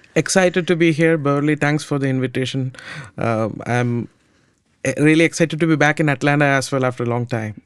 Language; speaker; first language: English; non-native, local second language; Malayalam